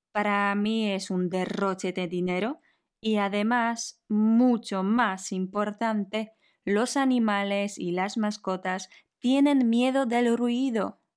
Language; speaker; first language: Spanish; non-native, fluent; Polish